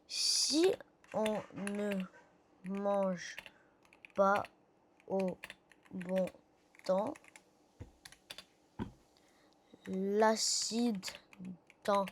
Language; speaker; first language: French; non-native, learner; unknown